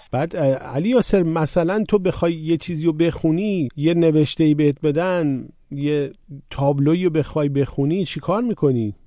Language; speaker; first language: Persian; native; Persian